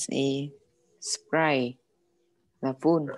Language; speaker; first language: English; non-native, learner; Vietnamese